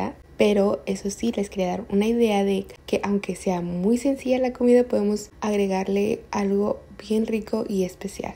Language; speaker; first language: Spanish; native; Spanish